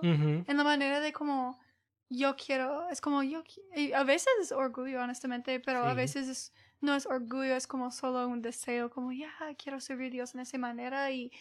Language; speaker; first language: Spanish; early bilingual, heritage; English